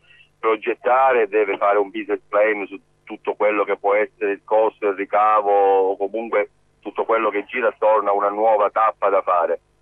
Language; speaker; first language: Italian; native; Italian